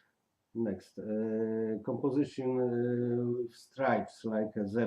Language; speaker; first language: English; non-native, learner; Polish